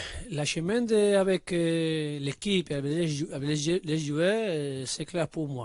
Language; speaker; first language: French; non-native, learner; Spanish